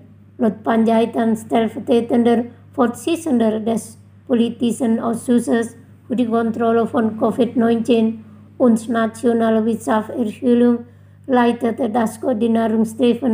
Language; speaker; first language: German; non-native, fluent; Indonesian